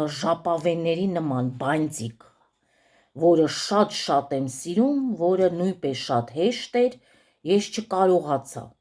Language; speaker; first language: Armenian; early bilingual, heritage; Armenian